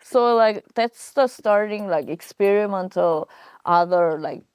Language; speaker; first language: English; non-native, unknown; Korean